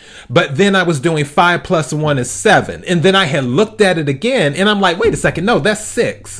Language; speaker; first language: English; native; English